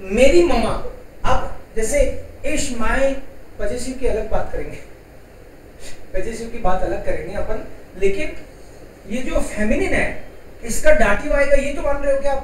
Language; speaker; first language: Hindi; non-native, local second language; Gujarati